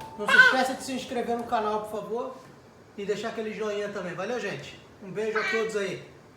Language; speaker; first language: Portuguese; native; Portuguese